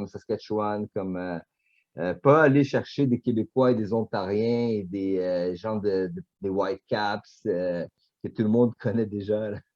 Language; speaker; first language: French; native; French